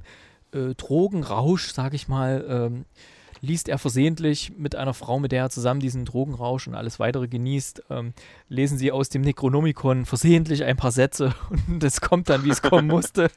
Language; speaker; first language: German; native; German